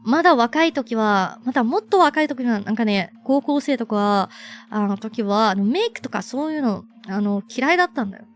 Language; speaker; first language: Japanese; non-native, fluent; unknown